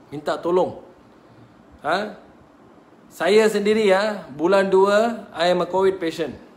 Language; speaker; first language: Malay; non-native, local second language; Tamil